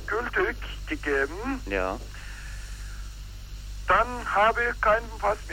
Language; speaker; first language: German; non-native, learner; Turkish